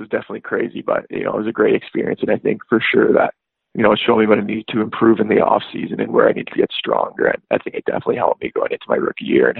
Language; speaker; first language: English; native; English